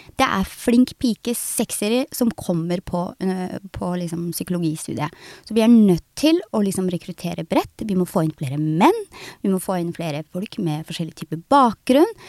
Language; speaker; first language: Norwegian; early bilingual, other home language; Somali